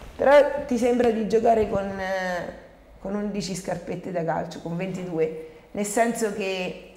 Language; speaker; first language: Italian; native; Italian